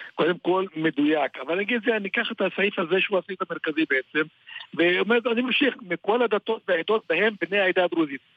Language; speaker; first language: Hebrew; non-native, local second language; Arabic